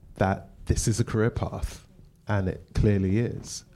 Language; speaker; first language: English; native; English